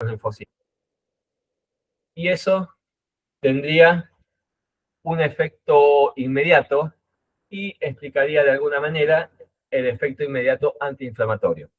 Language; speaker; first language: Spanish; native; Spanish